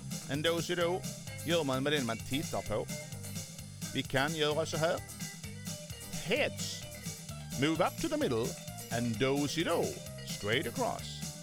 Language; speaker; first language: Swedish; native; Swedish